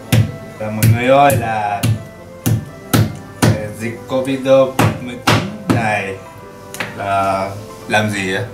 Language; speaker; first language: Vietnamese; non-native, learner; Japanese